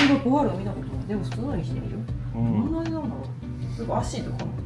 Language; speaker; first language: Japanese; native; Japanese